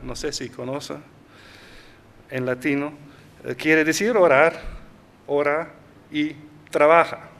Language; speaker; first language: Spanish; non-native, fluent; Dutch